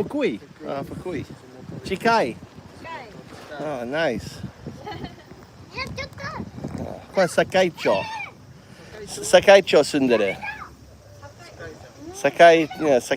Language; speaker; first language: Japanese; non-native, learner; English